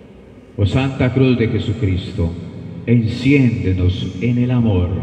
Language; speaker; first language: Spanish; native; Spanish